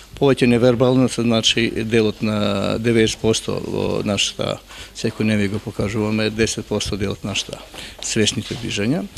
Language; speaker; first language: Macedonian; non-native, local second language; Albanian